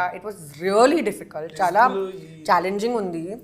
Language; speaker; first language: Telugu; non-native, learner; Hindi